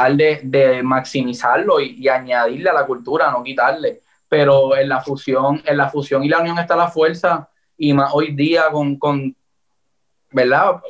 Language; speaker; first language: Spanish; native; Spanish